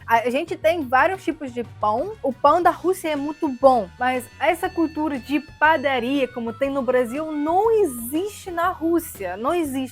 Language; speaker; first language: Portuguese; non-native, fluent; Russian